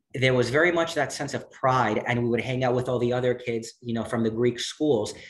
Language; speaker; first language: English; native; English